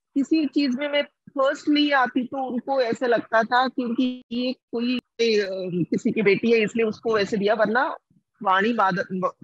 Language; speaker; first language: Hindi; non-native, local second language; Odia